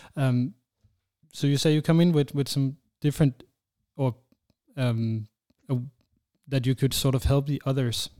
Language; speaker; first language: English; non-native, fluent; Danish